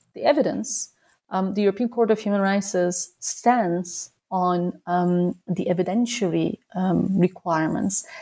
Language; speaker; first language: English; non-native, fluent; Turkish